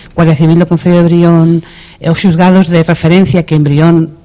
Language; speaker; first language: Spanish; non-native, local second language; Galician